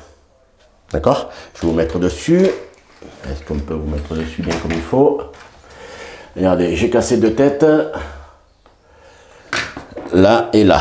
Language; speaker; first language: French; native; French